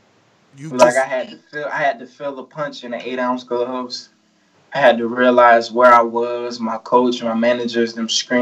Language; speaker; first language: English; native; English